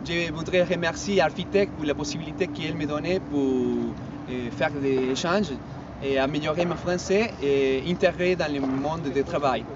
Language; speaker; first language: French; non-native, learner; Spanish